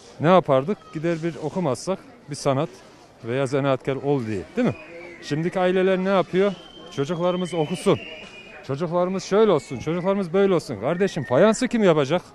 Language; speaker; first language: Turkish; native; Turkish